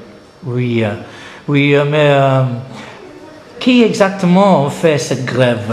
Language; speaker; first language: French; non-native, learner; English